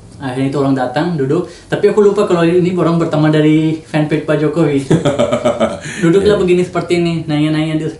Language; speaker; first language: Indonesian; non-native, fluent; Punjabi